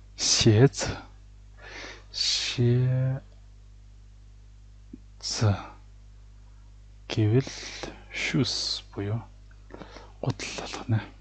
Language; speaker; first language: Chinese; non-native, learner; Mongolian